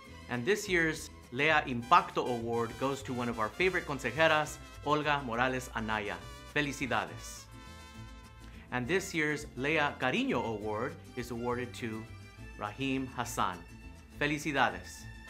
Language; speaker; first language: English; early bilingual, other home language; Spanish